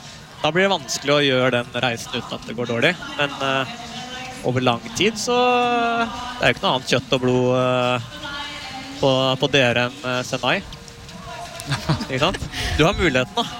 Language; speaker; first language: Norwegian; native; Norwegian